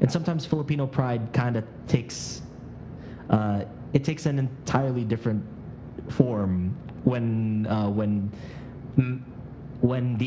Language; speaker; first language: English; non-native, local second language; Filipino